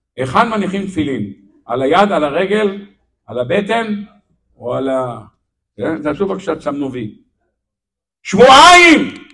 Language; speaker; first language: Hebrew; native; Hebrew